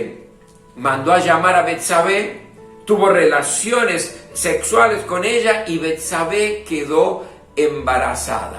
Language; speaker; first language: Spanish; native; Spanish